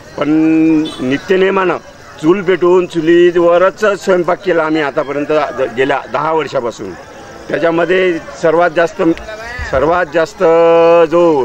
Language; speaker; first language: Marathi; native; Marathi